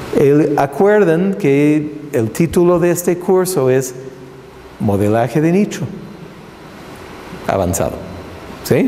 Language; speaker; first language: Spanish; non-native, fluent; English